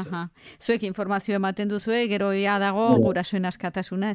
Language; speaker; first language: Basque; native; Basque